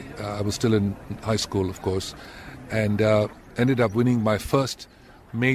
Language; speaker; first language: English; non-native, local second language; Tamil